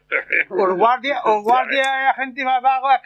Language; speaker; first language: Spanish; non-native, local second language; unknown